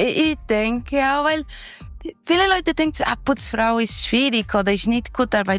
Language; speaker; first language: German; non-native, learner; Portuguese